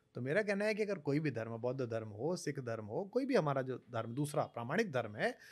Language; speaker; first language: Hindi; native; Hindi